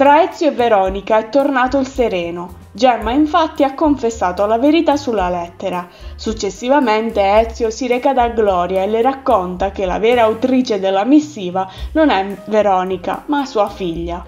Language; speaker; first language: Italian; native; Italian